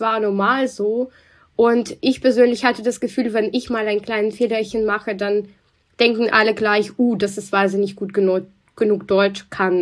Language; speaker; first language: German; non-native, fluent; Russian